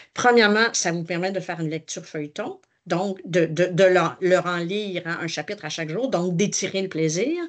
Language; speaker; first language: French; native; French